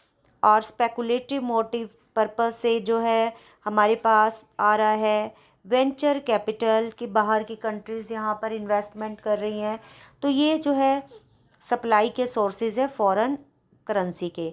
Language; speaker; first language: Hindi; non-native, local second language; Punjabi